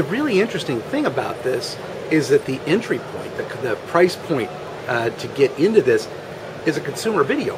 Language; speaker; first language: English; native; English